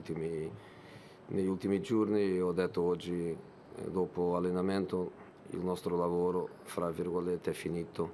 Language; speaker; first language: Italian; non-native, fluent; Portuguese